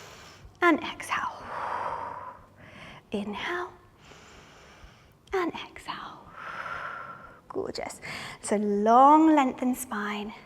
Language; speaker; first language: English; native; English